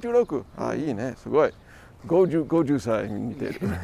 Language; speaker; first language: Japanese; non-native, learner; English